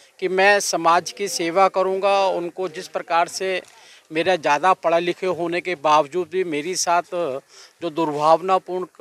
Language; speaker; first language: Hindi; native; Hindi